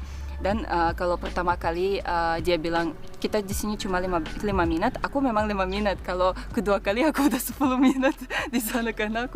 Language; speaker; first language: Indonesian; non-native, fluent; Russian